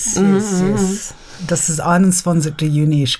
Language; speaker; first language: German; non-native, learner; English